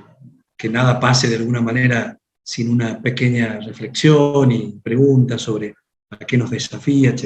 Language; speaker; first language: Spanish; native; Spanish